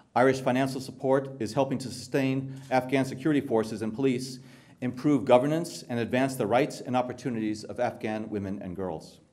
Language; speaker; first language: English; native; English